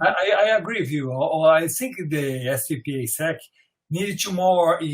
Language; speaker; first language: English; non-native, fluent; Portuguese